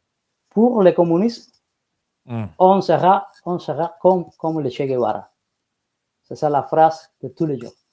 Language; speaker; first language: French; non-native, fluent; Spanish